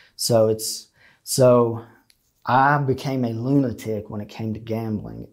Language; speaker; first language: English; native; English